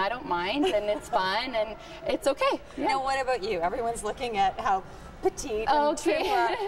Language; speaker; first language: English; early bilingual, heritage; Spanish